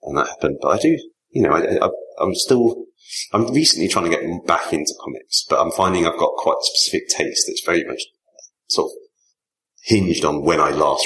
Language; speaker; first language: English; native; English